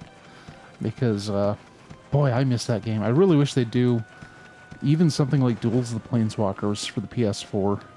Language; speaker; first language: English; native; English